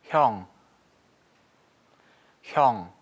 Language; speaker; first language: Korean; non-native, learner; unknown